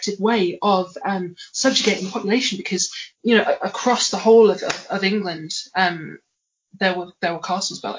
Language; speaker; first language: English; native; English